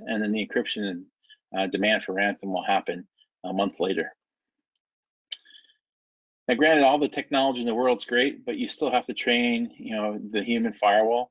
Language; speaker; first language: English; native; English